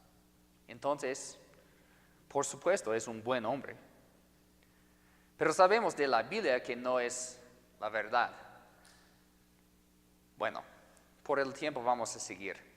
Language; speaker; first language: Spanish; non-native, fluent; English